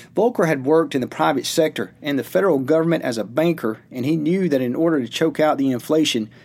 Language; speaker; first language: English; native; English